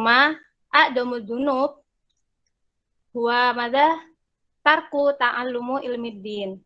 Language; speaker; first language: Arabic; non-native, learner; Indonesian